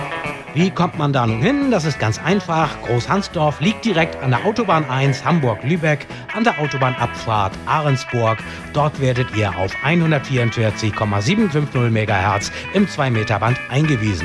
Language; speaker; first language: German; native; German